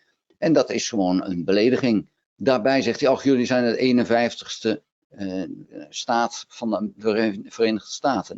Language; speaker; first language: Dutch; native; Dutch